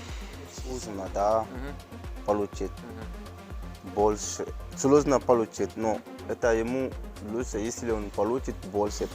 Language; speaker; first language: Russian; non-native, learner; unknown